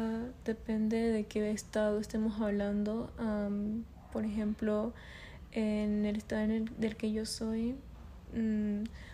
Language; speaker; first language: Spanish; early bilingual, other home language; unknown